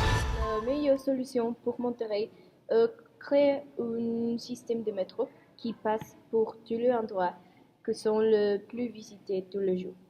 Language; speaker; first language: French; non-native, learner; Spanish